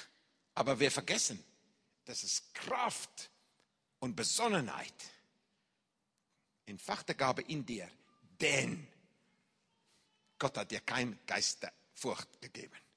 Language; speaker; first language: German; non-native, fluent; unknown